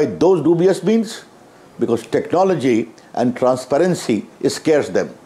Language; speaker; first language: English; non-native, local second language; Hindi